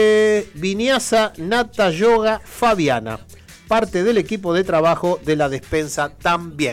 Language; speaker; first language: Spanish; native; Spanish